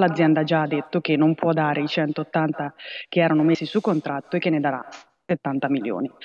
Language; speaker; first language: Italian; native; Italian